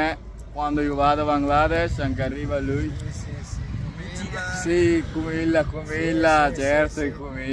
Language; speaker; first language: Italian; non-native, learner; Bangla